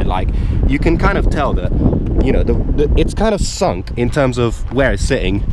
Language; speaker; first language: English; native; English